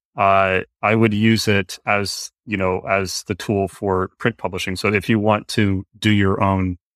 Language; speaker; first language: English; native; English